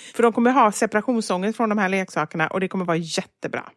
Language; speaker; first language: Swedish; native; Swedish